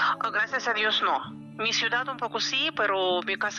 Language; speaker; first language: Spanish; non-native, fluent; Ukrainian